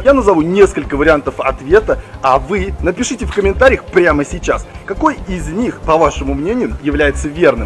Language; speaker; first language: Russian; native; Russian